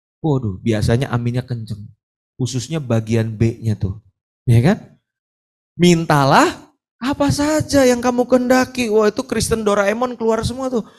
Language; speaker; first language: Indonesian; native; Indonesian